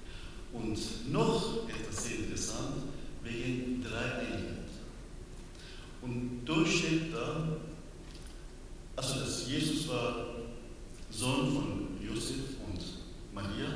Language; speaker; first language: German; non-native, learner; Persian